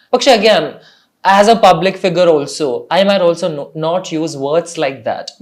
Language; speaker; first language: English; non-native, local second language; Malayalam